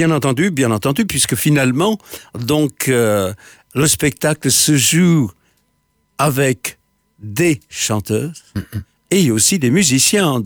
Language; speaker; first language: French; non-native, fluent; Portuguese